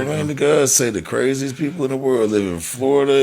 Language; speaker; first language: English; native; English